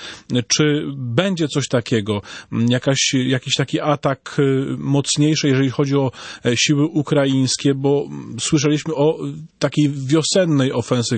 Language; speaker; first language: Polish; native; Polish